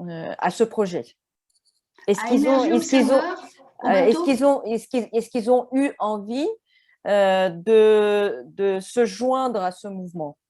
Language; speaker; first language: French; non-native, fluent; Russian